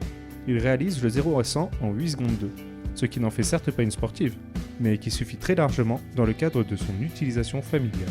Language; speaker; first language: French; native; French